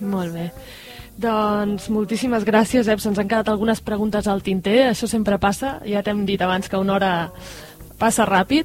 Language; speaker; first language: Catalan; native; Catalan